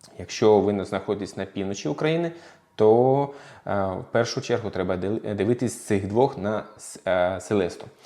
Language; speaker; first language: Ukrainian; non-native, local second language; Russian